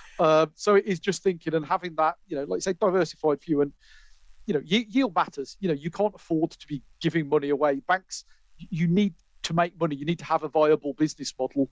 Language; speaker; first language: English; native; English